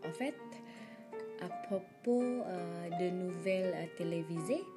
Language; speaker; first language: French; non-native, learner; Indonesian